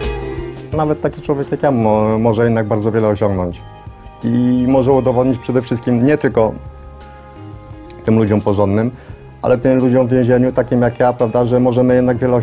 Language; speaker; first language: Polish; native; Polish